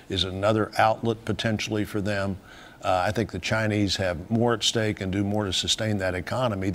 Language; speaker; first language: English; native; English